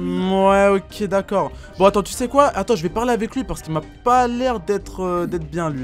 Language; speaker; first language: French; native; French